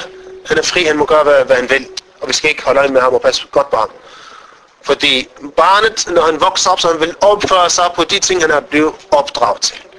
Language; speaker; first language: Danish; non-native, fluent; Arabic